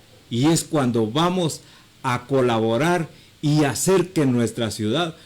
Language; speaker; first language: Spanish; native; Spanish